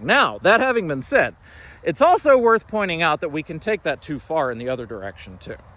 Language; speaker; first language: English; native; English